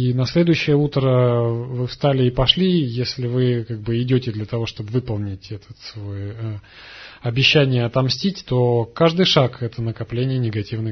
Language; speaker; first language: Russian; native; Russian